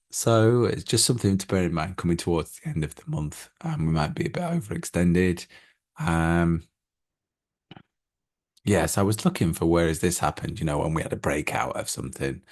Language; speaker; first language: English; native; English